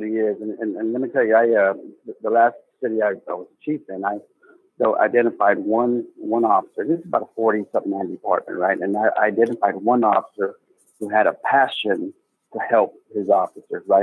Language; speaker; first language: English; native; English